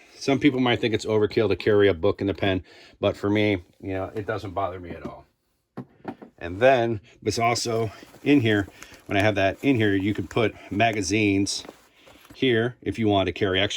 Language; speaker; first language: English; native; English